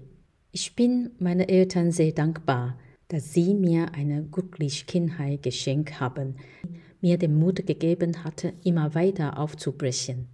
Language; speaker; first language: German; non-native, fluent; Chinese